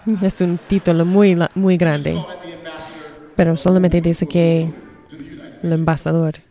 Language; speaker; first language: Spanish; non-native, learner; English